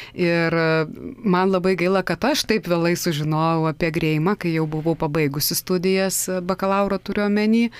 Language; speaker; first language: Lithuanian; native; Lithuanian